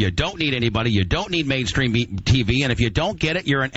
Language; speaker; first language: English; native; English